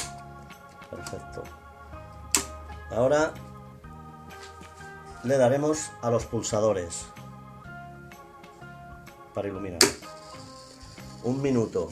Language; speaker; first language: Spanish; native; Spanish